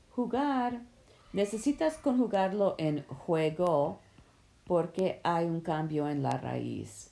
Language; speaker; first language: Spanish; non-native, fluent; English